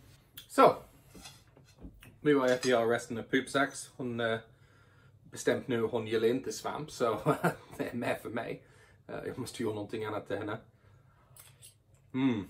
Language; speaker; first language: Swedish; non-native, fluent; English